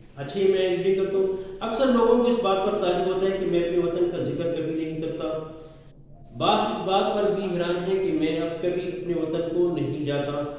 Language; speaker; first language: Urdu; non-native, local second language; Pashto